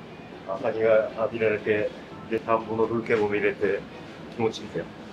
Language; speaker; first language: Japanese; native; Japanese